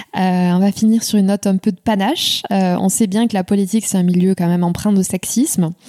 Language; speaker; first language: French; native; French